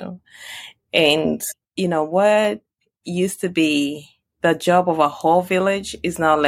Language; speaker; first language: English; non-native, local second language; Swahili